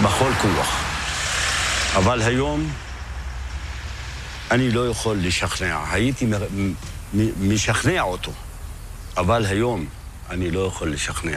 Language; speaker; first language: Hebrew; non-native, local second language; Arabic